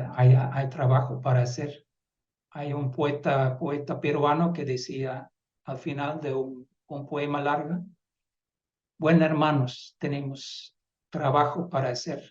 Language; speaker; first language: Spanish; non-native, fluent; Dutch